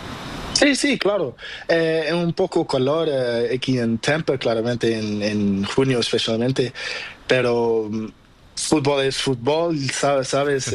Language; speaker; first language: Spanish; non-native, learner; Portuguese